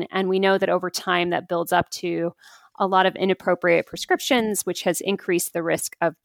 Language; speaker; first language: English; native; English